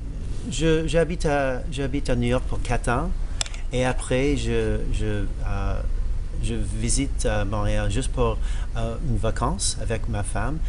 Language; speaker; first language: French; non-native, learner; English